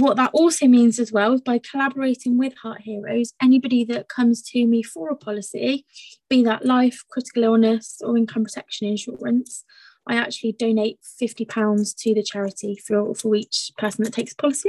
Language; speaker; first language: English; native; English